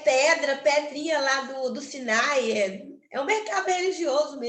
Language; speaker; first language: Portuguese; native; Portuguese